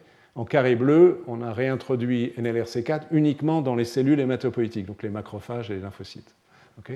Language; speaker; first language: French; native; French